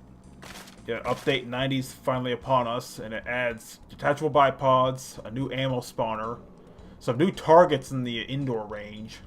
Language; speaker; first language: English; native; English